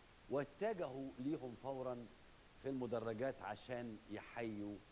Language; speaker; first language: Arabic; native; Arabic